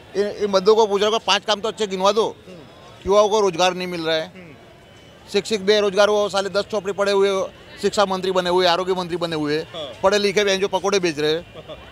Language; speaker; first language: Hindi; non-native, local second language; Gujarati